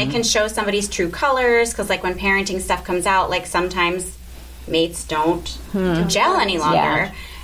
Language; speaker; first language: English; native; English